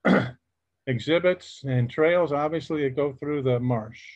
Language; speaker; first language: English; native; English